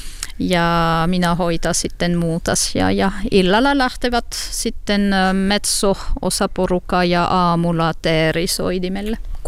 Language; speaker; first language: Finnish; non-native, learner; French